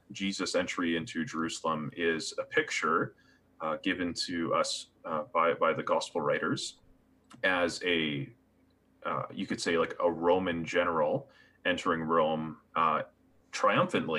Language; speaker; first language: English; native; English